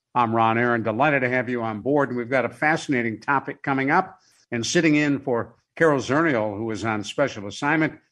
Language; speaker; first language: English; native; English